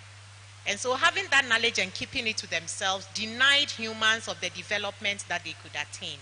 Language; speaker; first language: English; non-native, local second language; Akan